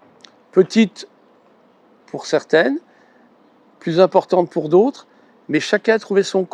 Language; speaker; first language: French; native; French